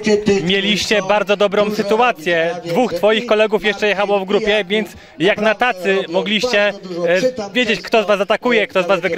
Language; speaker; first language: Polish; native; Polish